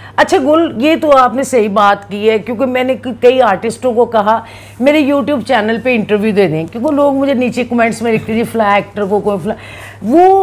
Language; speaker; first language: Urdu; non-native, local second language; Punjabi